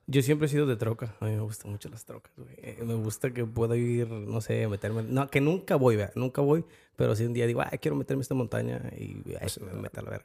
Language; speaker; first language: Spanish; early bilingual, heritage; Spanish